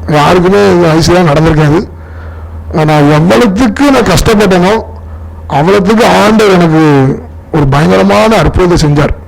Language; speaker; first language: Tamil; non-native, local second language; Telugu